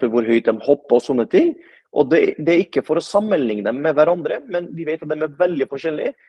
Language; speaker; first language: Norwegian; early bilingual, other home language; Arabic